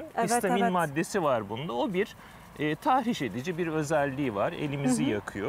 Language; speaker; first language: Turkish; native; Turkish